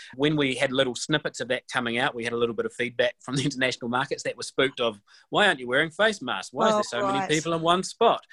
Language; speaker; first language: English; native; English